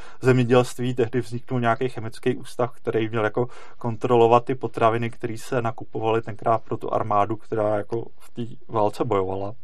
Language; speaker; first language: Czech; native; Czech